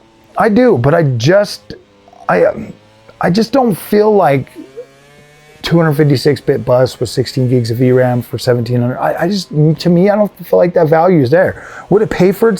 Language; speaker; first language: English; native; English